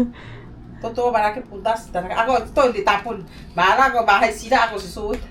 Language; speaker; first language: Filipino; non-native, learner; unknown